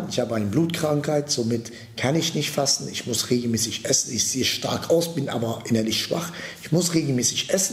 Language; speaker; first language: German; early bilingual, other home language; Turkish